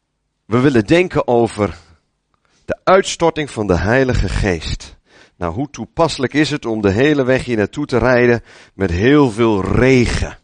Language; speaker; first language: Dutch; native; Dutch